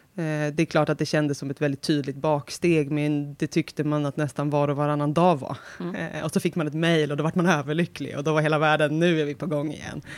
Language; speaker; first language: Swedish; native; Swedish